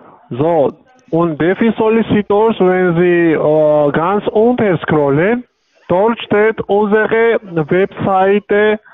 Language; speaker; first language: German; non-native, learner; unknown